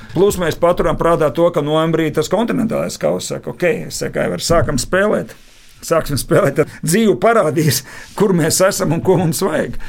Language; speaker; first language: Latvian; native; Latvian